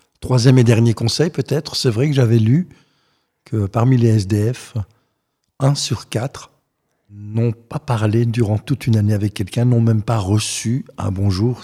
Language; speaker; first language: French; native; French